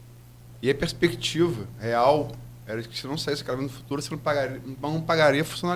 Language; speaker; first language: Portuguese; native; Portuguese